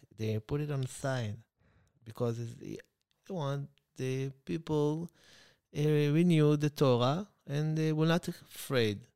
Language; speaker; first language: English; non-native, learner; Hebrew